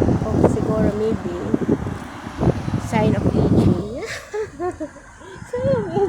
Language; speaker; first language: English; non-native, local second language; Filipino